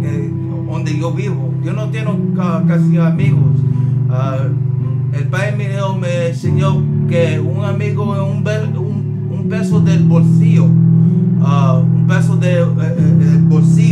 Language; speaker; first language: Spanish; non-native, learner; English